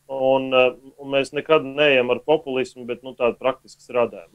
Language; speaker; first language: Latvian; native; Latvian